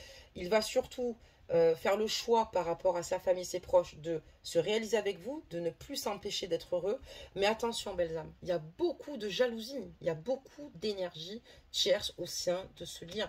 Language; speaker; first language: French; native; French